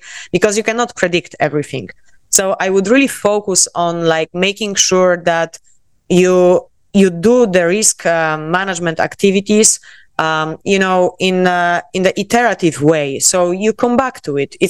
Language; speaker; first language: English; non-native, fluent; Polish